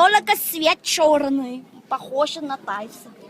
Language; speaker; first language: Russian; non-native, local second language; Kyrgyz